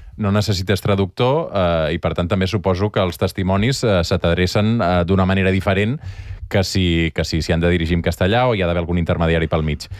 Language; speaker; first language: Catalan; native; Catalan